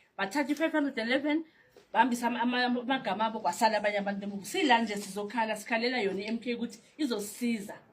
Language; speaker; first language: Zulu; native; Zulu